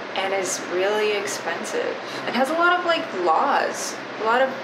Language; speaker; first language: English; native; English